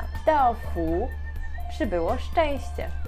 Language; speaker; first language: Polish; native; Polish